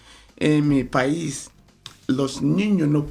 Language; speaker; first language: Spanish; non-native, fluent; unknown